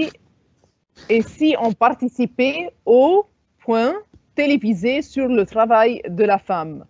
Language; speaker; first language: French; non-native, fluent; Arabic